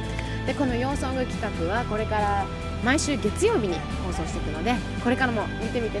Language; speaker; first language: Japanese; native; Japanese